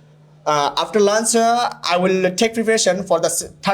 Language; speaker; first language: English; non-native, learner; Bangla